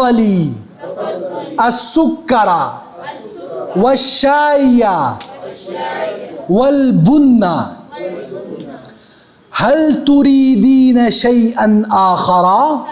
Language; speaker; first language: Arabic; non-native, fluent; Urdu